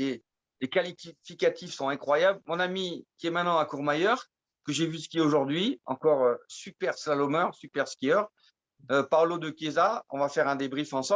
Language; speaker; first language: French; native; French